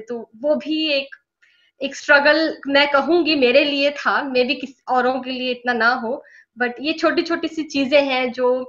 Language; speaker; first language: Hindi; native; Hindi